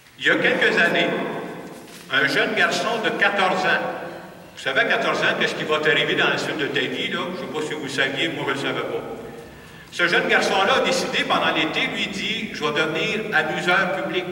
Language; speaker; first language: French; native; French